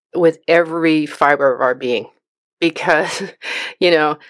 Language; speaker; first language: English; native; English